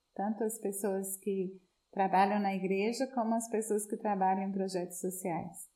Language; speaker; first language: Portuguese; native; Portuguese